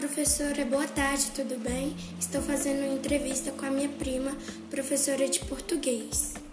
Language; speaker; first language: Portuguese; non-native, learner; Spanish